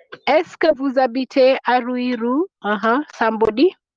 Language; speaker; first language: French; non-native, fluent; Swahili